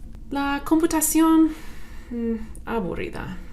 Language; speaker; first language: Spanish; non-native, fluent; English